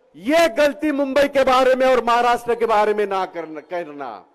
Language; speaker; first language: Hindi; non-native, local second language; Marathi